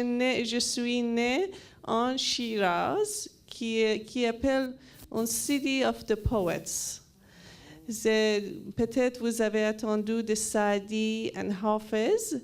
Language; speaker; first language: French; non-native, learner; Persian